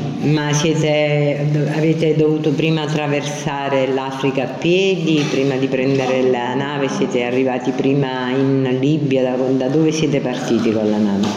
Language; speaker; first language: Italian; native; Italian